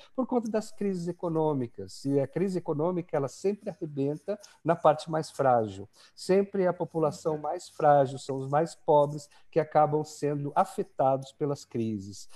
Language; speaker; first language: Portuguese; native; Portuguese